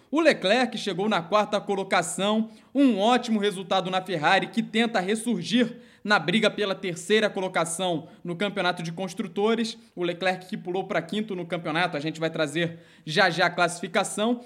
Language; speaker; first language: Portuguese; native; Portuguese